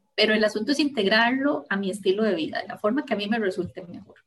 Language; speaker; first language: Spanish; native; Spanish